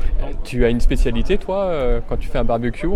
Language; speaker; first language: French; native; French